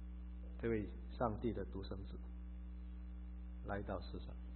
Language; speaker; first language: Chinese; native; Chinese